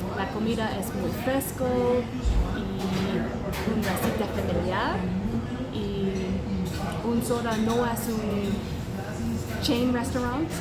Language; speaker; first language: Spanish; non-native, learner; English